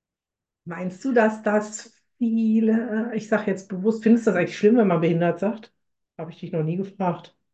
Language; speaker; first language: German; native; German